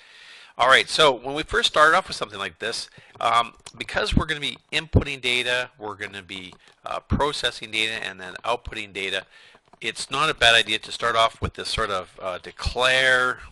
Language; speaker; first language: English; native; English